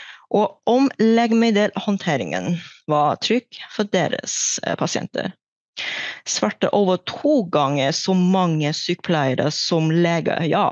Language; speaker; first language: Norwegian; non-native, fluent; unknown